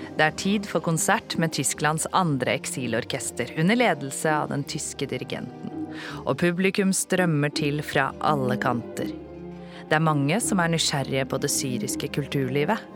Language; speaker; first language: Norwegian; native; Norwegian